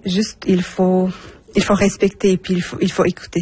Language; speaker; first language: French; non-native, fluent; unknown